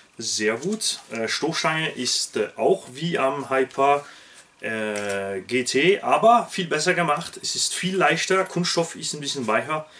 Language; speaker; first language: German; non-native, local second language; French